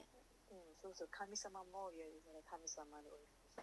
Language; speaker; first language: Japanese; non-native, learner; Nepali